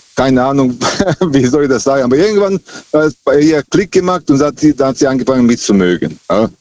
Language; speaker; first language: German; non-native, fluent; Serbian